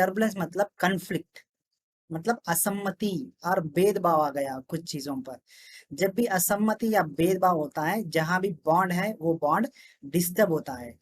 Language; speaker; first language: Hindi; non-native, local second language; Telugu